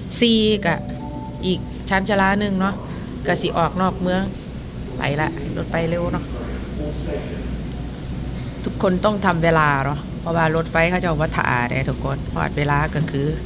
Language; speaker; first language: Thai; non-native, local second language; Northeastern Thai